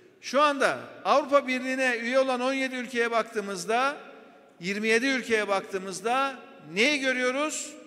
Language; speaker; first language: Turkish; native; Turkish